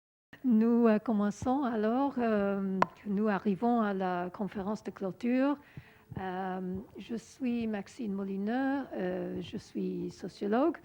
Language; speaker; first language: French; non-native, learner; English